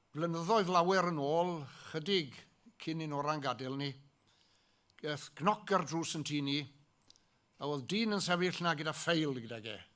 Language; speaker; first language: Welsh; native; Welsh